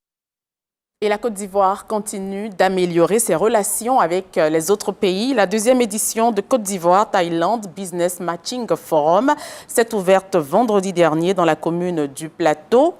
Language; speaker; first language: French; native; French